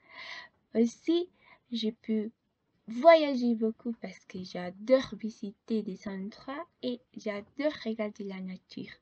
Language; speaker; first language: French; non-native, fluent; Spanish